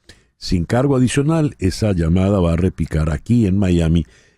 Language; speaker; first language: Spanish; native; Spanish